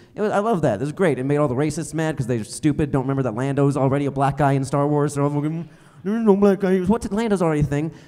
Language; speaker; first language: English; native; English